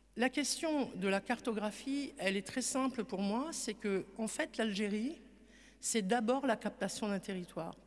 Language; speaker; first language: French; native; French